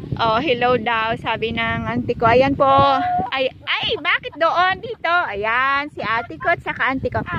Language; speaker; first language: Filipino; non-native, local second language; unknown